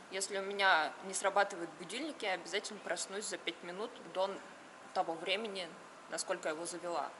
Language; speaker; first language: Russian; native; Russian